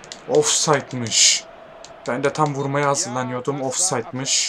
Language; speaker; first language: Turkish; native; Turkish